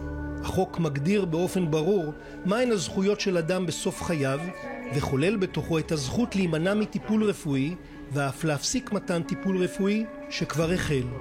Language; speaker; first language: Hebrew; native; Hebrew